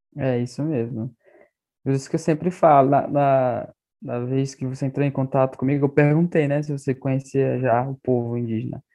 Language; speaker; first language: Portuguese; non-native, local second language; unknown